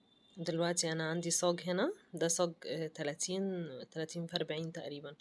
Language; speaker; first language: Arabic; native; Arabic